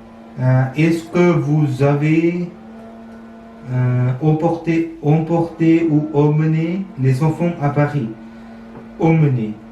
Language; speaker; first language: French; non-native, learner; Sinhala